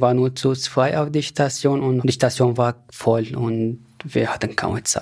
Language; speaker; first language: German; non-native, fluent; Arabic